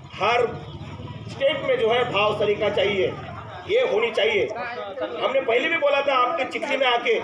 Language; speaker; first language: Hindi; non-native, local second language; Marathi